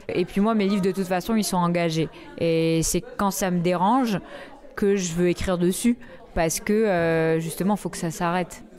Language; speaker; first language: French; native; French